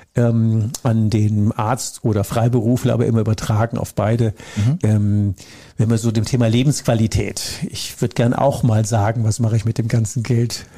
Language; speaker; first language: German; native; German